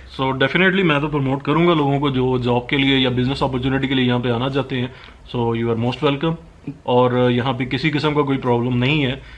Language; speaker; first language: Urdu; non-native, local second language; Northern Hindko